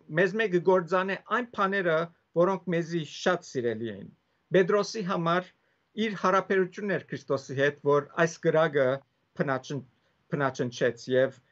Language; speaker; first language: Armenian; early bilingual, heritage; Armenian